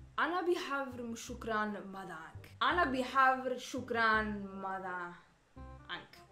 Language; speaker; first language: Arabic; non-native, learner; Swedish